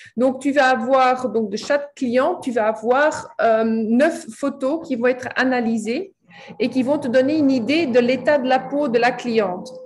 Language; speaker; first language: French; native; French